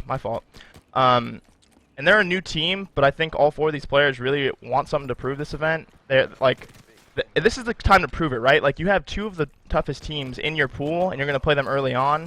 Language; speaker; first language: English; native; English